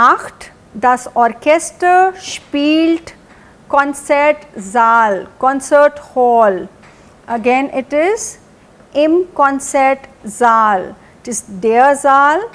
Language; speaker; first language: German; non-native, fluent; Hindi